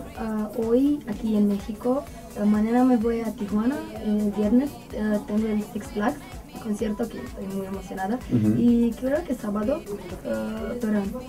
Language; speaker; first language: Spanish; non-native, learner; Romanian